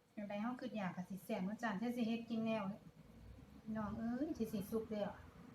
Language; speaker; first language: Thai; native; Thai